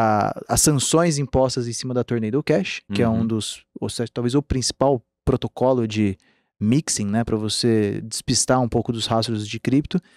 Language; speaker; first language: Portuguese; native; Portuguese